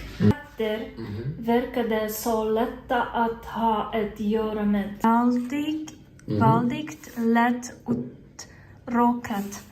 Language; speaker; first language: Swedish; non-native, learner; Kazakh